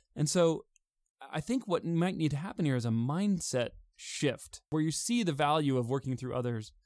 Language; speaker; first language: English; native; English